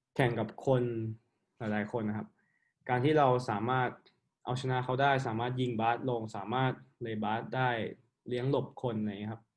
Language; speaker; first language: Thai; native; Thai